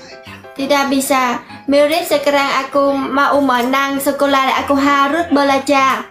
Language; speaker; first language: Indonesian; non-native, learner; Vietnamese